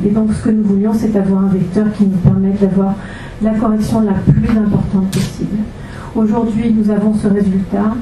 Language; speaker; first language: French; native; French